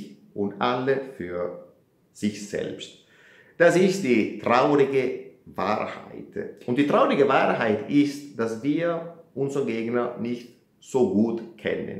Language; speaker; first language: German; non-native, fluent; Italian